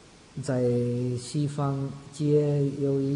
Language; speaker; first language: Chinese; non-native, fluent; Czech